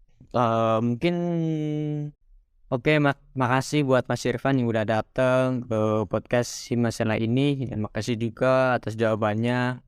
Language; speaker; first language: Indonesian; native; Indonesian